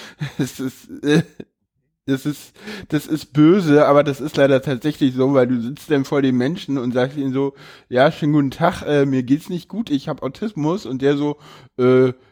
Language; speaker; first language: German; native; German